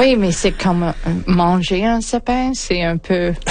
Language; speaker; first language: French; non-native, learner; English